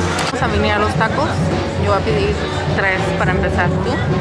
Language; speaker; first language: Spanish; early bilingual, heritage; Spanish